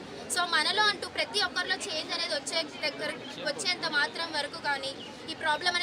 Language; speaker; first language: Telugu; native; Telugu